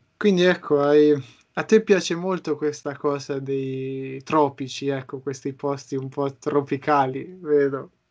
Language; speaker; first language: Italian; native; Italian